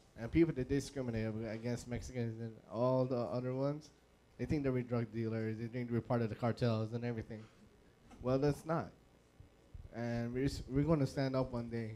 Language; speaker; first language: English; early bilingual, other home language; Spanish